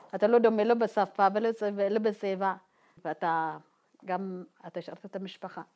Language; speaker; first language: Hebrew; non-native, fluent; Tigrinya